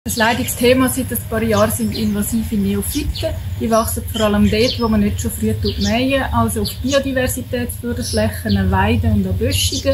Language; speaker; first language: German; native; German